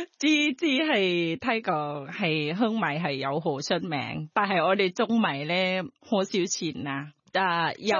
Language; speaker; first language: Cantonese; non-native, fluent; Thai